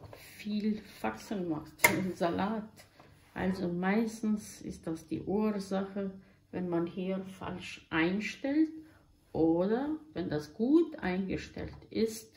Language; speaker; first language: German; non-native, learner; Croatian